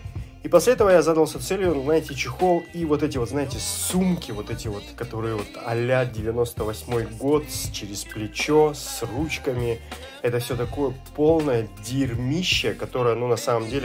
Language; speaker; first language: Russian; native; Russian